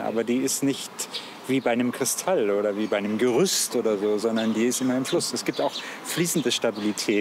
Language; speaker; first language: German; native; German